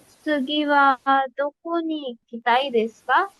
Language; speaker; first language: Japanese; non-native, learner; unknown